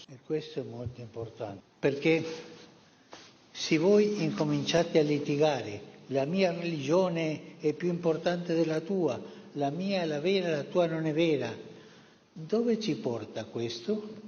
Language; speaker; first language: Italian; non-native, fluent; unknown